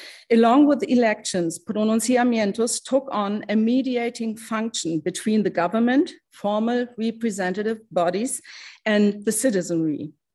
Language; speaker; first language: English; non-native, fluent; German